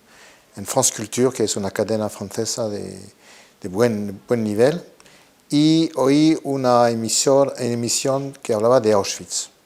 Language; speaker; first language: Spanish; early bilingual, heritage; Spanish